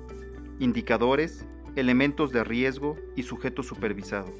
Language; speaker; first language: Spanish; native; Spanish